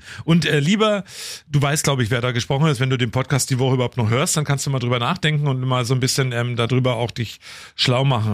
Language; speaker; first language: German; native; German